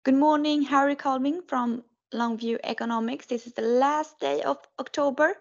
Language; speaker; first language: English; non-native, fluent; Swedish